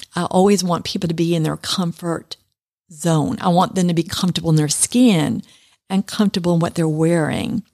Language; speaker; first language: English; native; English